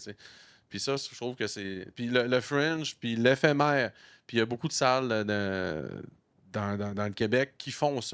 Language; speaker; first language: French; native; French